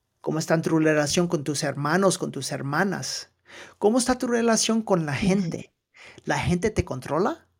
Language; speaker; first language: Spanish; early bilingual, heritage; Spanish